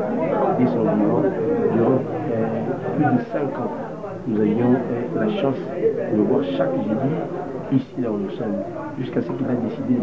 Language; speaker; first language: French; non-native, local second language; Lingala